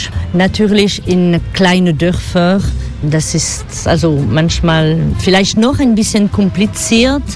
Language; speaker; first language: German; non-native, fluent; French